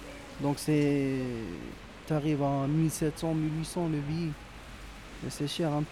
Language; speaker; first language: French; non-native, local second language; Arabic